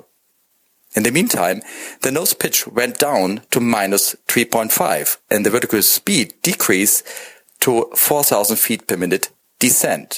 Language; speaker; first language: English; non-native, fluent; German